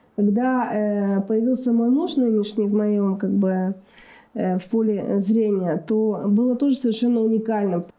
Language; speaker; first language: Russian; native; Russian